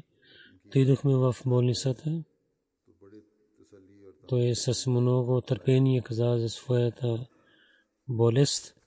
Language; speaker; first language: Bulgarian; non-native, learner; Urdu